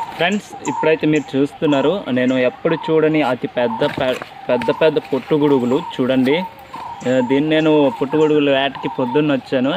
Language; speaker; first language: Telugu; non-native, local second language; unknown